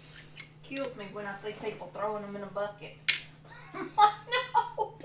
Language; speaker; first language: English; native; English